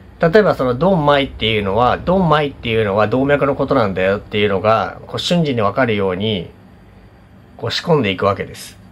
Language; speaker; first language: Japanese; native; Japanese